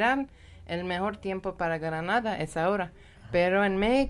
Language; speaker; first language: Spanish; non-native, fluent; Persian